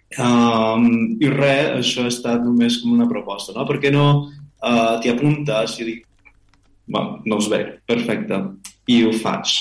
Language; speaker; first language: Catalan; non-native, fluent; Spanish